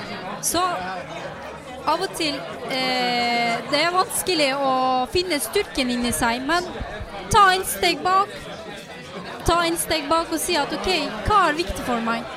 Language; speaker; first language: Norwegian; non-native, fluent; Turkish